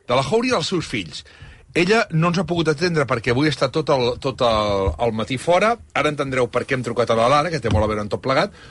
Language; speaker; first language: Catalan; native; Catalan